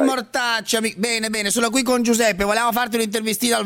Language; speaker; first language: Italian; native; Italian